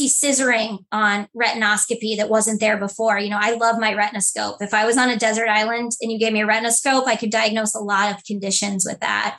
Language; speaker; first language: English; native; English